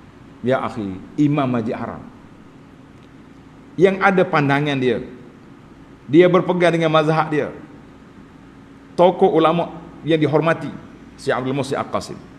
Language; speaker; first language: Malay; native; Malay